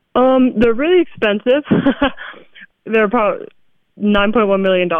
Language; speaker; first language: English; native; English